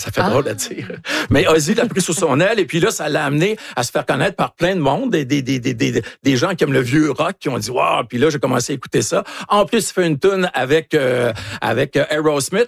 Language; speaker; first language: French; native; French